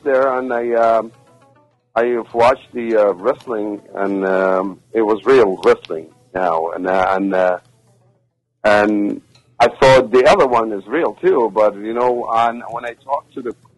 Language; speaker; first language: English; non-native, learner; Arabic